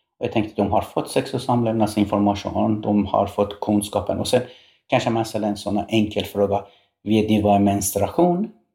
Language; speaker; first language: Swedish; non-native, fluent; Persian